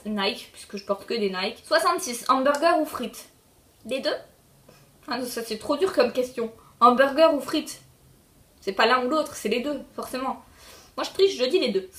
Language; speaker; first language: French; early bilingual, other home language; Polish